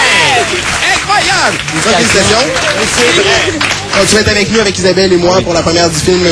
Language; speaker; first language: French; native; French